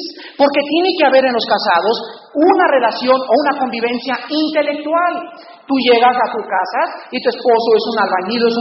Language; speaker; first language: Spanish; native; Spanish